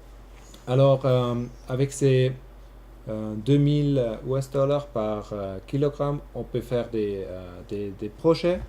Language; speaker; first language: French; non-native, local second language; German